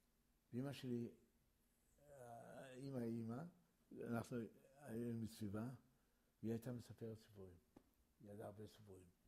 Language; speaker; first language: Hebrew; early bilingual, other home language; Yiddish